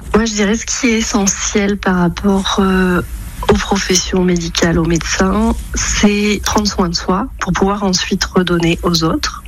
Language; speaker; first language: French; native; French